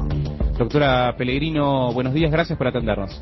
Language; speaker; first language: Spanish; native; Spanish